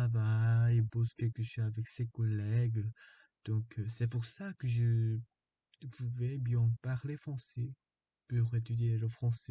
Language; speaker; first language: French; non-native, fluent; Korean